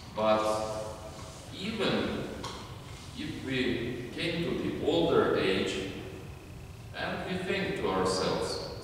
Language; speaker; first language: English; non-native, fluent; Ukrainian